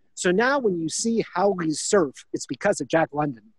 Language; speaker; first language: English; native; English